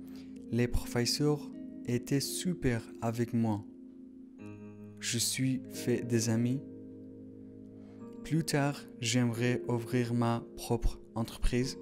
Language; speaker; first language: French; non-native, learner; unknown